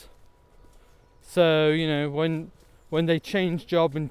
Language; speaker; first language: English; native; English